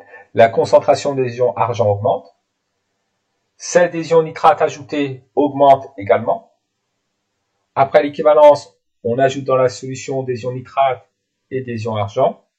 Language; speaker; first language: French; native; French